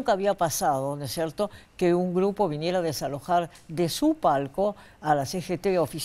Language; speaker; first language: Spanish; native; Spanish